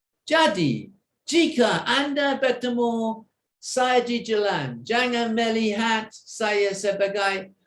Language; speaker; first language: Indonesian; non-native, fluent; English